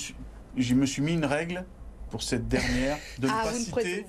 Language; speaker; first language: French; native; French